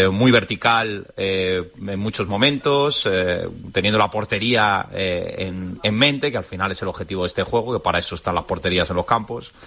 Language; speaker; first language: Spanish; native; Spanish